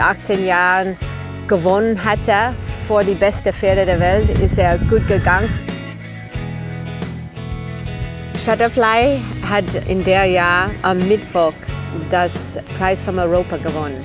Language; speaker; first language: German; non-native, fluent; English